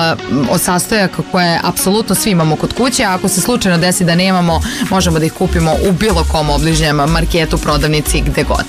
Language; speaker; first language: Serbian; native; Serbian